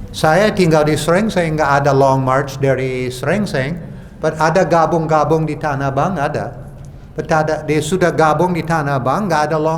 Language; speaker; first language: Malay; non-native, fluent; English